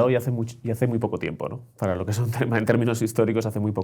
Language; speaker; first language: Spanish; native; Spanish